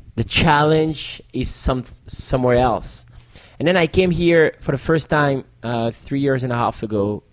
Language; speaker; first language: English; non-native, fluent; French